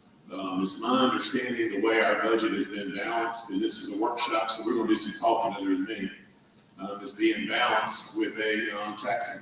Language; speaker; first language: English; native; English